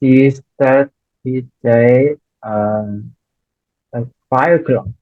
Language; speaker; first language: English; non-native, learner; Vietnamese